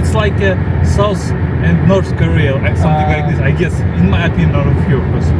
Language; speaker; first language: English; non-native, fluent; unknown